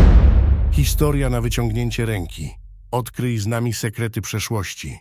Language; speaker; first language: Polish; native; Polish